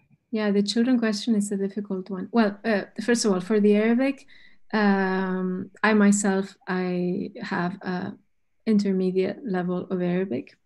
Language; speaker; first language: English; non-native, fluent; Spanish